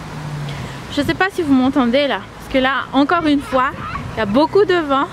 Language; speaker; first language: French; non-native, local second language; Malagasy